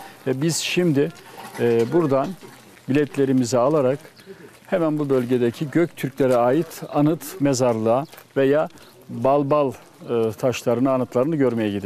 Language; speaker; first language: Turkish; native; Turkish